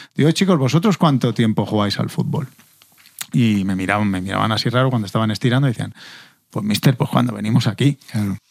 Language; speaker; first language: Spanish; native; Spanish